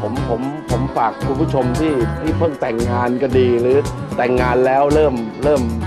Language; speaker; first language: Thai; native; Thai